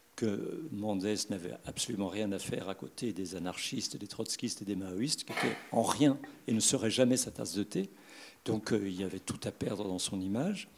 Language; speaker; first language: French; native; French